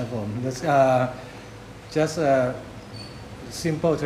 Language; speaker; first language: English; non-native, learner; Thai